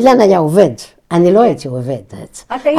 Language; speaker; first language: Hebrew; non-native, fluent; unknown